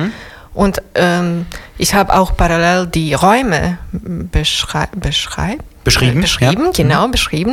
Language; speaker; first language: German; non-native, fluent; Serbian